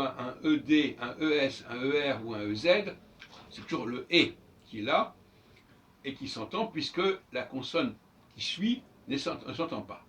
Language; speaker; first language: French; native; French